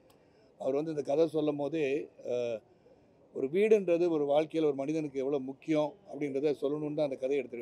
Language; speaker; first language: Tamil; native; Tamil